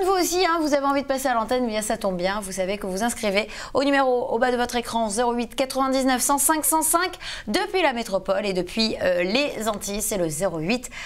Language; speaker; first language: French; native; French